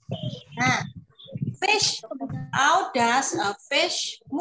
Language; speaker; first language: English; non-native, fluent; Indonesian